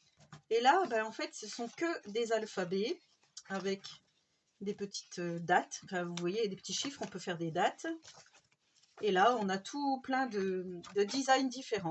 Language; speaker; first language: French; native; French